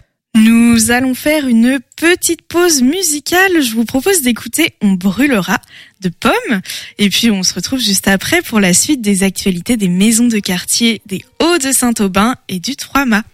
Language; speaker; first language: French; native; French